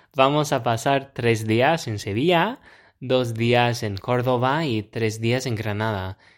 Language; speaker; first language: Spanish; non-native, fluent; English